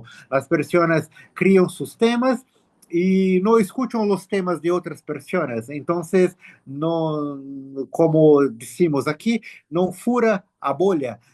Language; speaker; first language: Spanish; non-native, learner; Portuguese